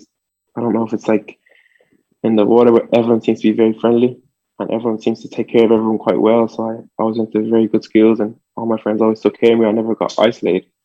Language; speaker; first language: English; early bilingual, other home language; French